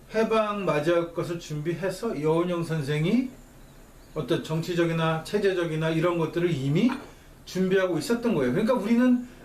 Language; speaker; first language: Korean; native; Korean